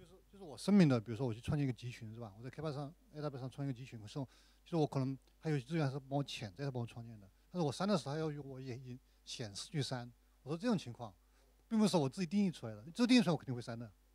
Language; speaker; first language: Chinese; native; Chinese